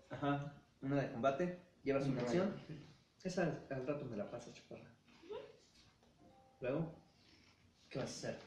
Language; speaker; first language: Spanish; native; Spanish